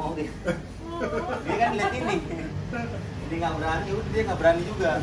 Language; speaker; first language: Indonesian; native; Indonesian